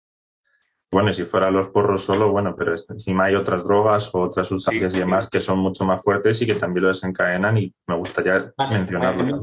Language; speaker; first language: Spanish; native; Spanish